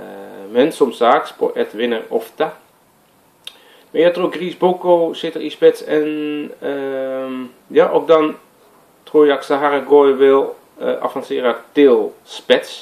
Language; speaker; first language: Swedish; non-native, learner; Dutch